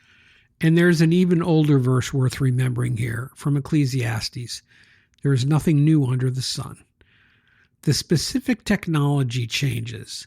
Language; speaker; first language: English; native; English